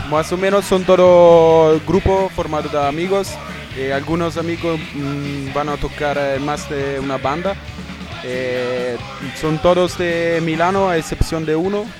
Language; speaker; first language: Spanish; non-native, learner; Italian